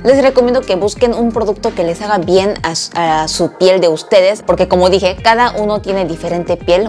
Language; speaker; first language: Spanish; non-native, fluent; Korean